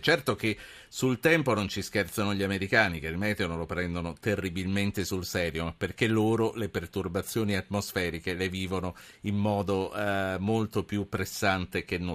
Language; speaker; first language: Italian; native; Italian